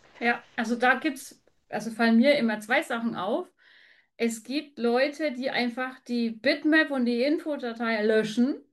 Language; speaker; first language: German; native; German